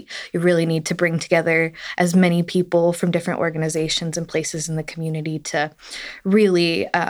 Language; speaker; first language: English; native; English